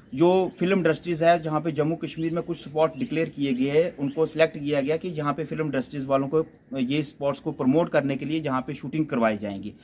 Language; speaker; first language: Hindi; native; Hindi